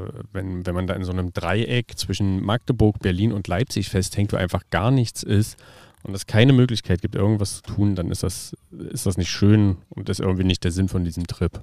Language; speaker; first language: German; native; German